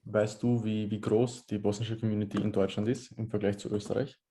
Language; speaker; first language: German; early bilingual, other home language; Bosnian